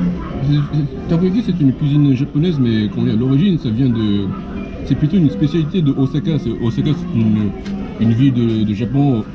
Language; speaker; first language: French; non-native, fluent; Japanese